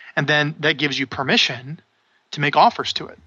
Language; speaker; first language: English; native; English